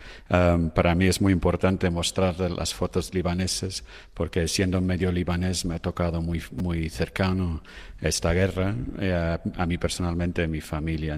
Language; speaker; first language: Spanish; non-native, fluent; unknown